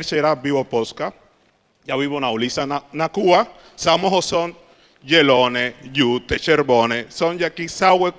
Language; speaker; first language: Polish; non-native, learner; Spanish